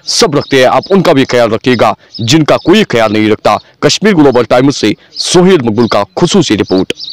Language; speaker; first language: Hindi; non-native, local second language; Kashmiri